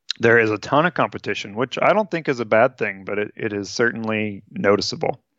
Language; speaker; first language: English; native; English